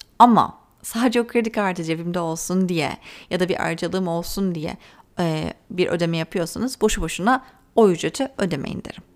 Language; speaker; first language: Turkish; native; Turkish